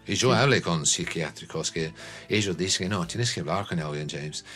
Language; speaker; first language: Spanish; non-native, learner; English